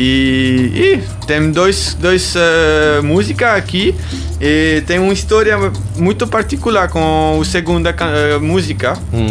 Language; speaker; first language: Portuguese; non-native, learner; German